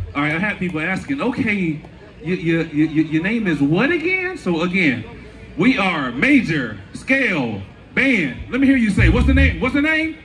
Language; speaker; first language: English; native; English